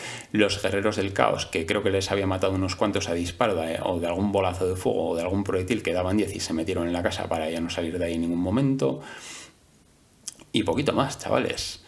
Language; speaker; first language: Spanish; native; Spanish